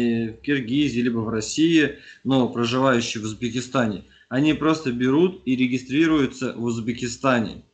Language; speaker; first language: Russian; native; Russian